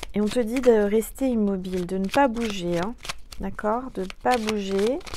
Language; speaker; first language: French; native; French